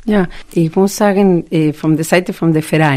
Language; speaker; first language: German; non-native, fluent; Spanish